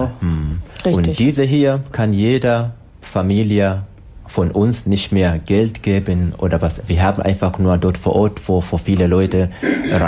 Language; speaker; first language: German; non-native, learner; Swahili